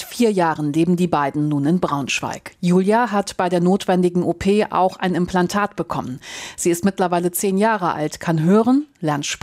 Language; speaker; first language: German; native; German